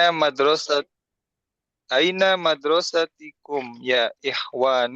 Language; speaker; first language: Arabic; non-native, learner; Indonesian